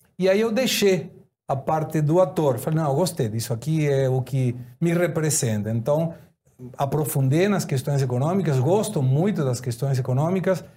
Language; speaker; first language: Portuguese; non-native, fluent; Spanish